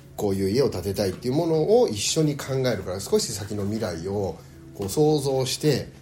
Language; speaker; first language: Japanese; early bilingual, heritage; Japanese